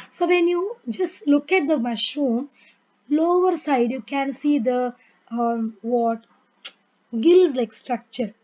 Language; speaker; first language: English; non-native, local second language; Kannada